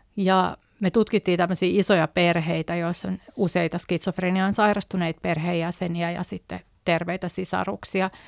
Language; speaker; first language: Finnish; native; Finnish